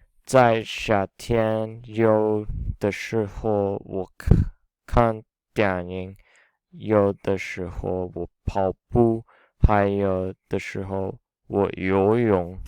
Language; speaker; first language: Chinese; non-native, learner; English